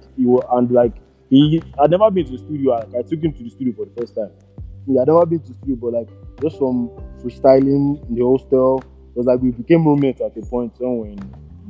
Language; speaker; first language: English; non-native, local second language; Yoruba